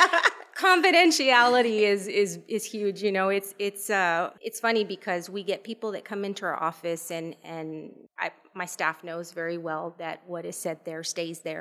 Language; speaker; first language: English; native; English